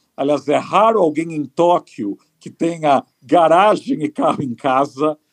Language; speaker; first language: Portuguese; native; Portuguese